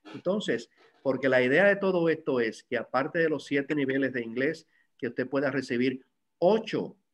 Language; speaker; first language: Spanish; native; Spanish